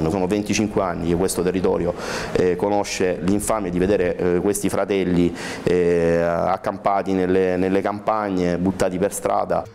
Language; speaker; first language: Italian; native; Italian